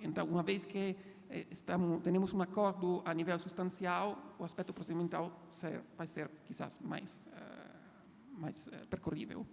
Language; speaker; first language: Portuguese; non-native, fluent; Italian